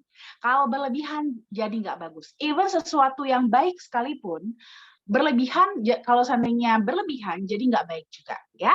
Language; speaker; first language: Indonesian; native; Indonesian